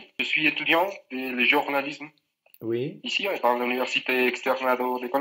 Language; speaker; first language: French; non-native, learner; Spanish